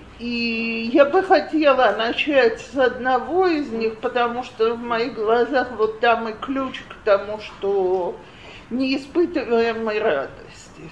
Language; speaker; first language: Russian; native; Russian